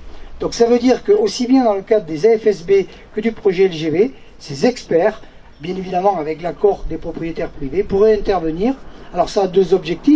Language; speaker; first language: French; native; French